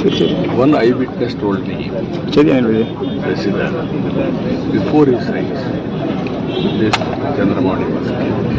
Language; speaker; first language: English; non-native, local second language; Telugu